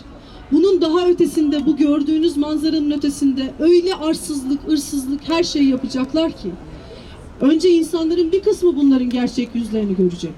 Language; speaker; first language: Turkish; native; Turkish